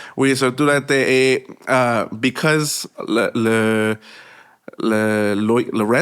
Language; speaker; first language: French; non-native, learner; Spanish